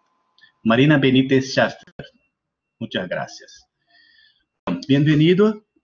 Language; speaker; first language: Spanish; non-native, learner; Portuguese